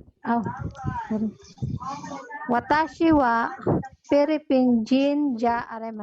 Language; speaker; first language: Japanese; non-native, learner; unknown